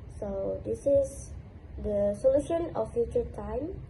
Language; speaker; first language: English; non-native, learner; Indonesian